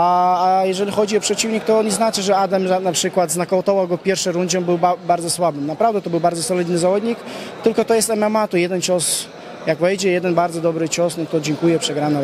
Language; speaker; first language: Polish; non-native, fluent; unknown